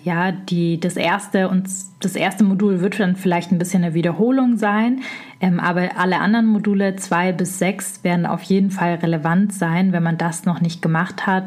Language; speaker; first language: German; native; German